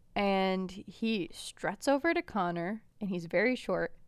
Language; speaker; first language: English; early bilingual, other home language; Albanian